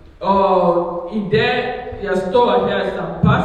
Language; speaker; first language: Danish; non-native, fluent; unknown